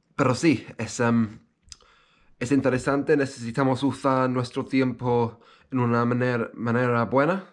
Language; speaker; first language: Spanish; non-native, learner; English